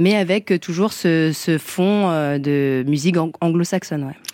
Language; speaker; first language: French; early bilingual, other home language; Vietnamese